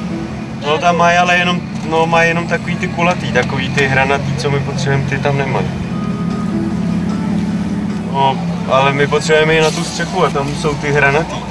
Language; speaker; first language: Czech; native; Czech